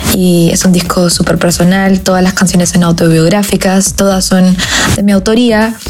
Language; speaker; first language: Spanish; native; Spanish